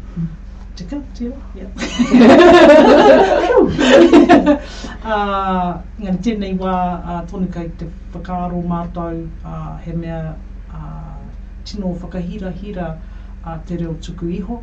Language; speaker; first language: Māori; non-native, local second language; English